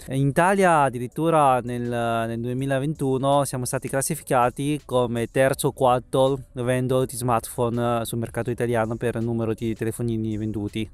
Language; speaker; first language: Italian; early bilingual, other home language; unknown